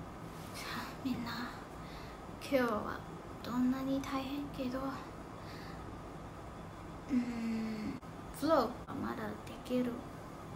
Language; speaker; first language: Japanese; non-native, fluent; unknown